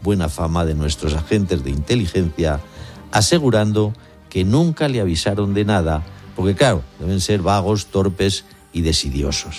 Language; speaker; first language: Spanish; native; Spanish